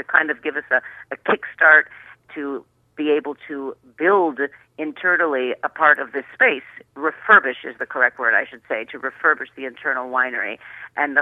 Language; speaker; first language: English; native; English